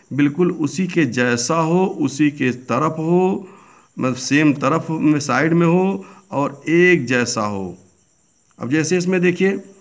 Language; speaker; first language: Hindi; native; Hindi